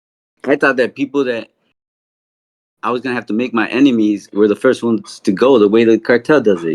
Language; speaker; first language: English; native; English